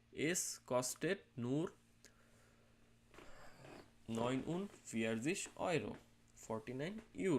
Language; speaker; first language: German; non-native, learner; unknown